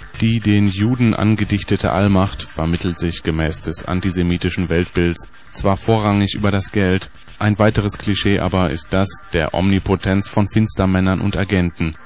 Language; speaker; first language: German; native; German